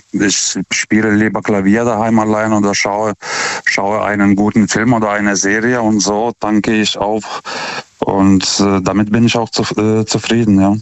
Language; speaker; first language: German; non-native, fluent; Lithuanian